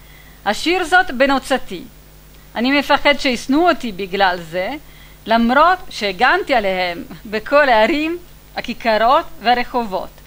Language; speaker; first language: Hebrew; non-native, fluent; Italian